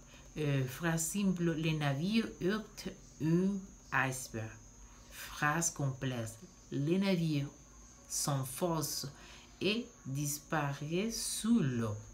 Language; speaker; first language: French; non-native, learner; Spanish